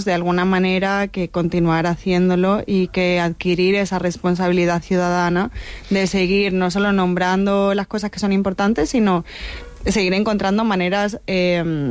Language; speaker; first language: Spanish; native; Spanish